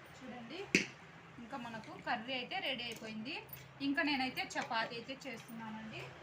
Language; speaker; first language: Telugu; non-native, local second language; Urdu